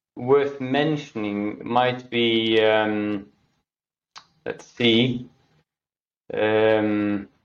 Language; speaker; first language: English; non-native, fluent; Norwegian